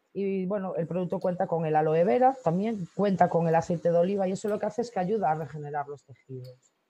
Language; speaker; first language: Spanish; native; Spanish